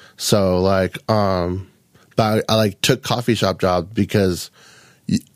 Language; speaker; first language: English; native; English